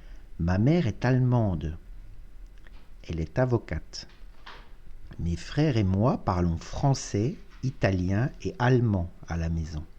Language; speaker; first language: French; non-native, fluent; Russian